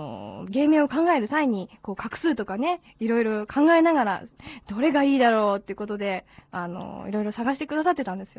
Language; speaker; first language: Japanese; native; Japanese